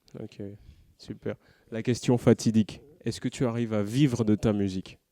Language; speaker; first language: French; non-native, local second language; Wolof